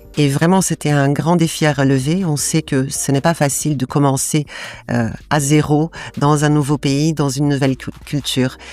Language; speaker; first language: French; non-native, fluent; Portuguese